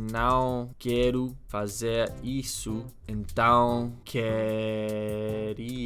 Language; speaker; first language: Portuguese; non-native, learner; English